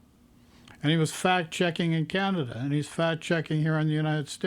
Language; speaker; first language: English; native; English